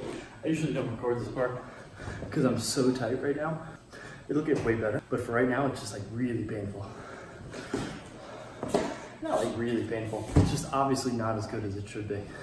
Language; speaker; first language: English; native; English